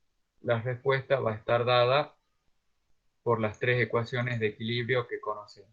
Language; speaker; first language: Spanish; native; Spanish